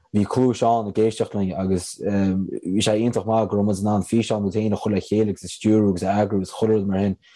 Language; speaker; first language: Irish; native; Irish